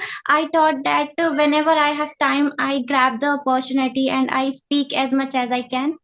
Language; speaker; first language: English; non-native, learner; Hindi